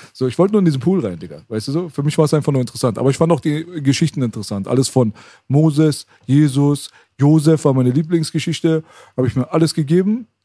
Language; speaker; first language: German; early bilingual, other home language; Persian